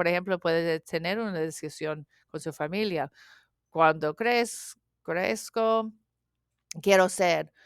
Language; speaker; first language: Spanish; non-native, learner; English